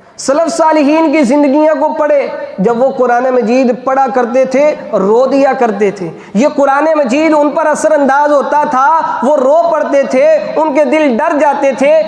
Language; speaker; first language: Urdu; non-native, local second language; Punjabi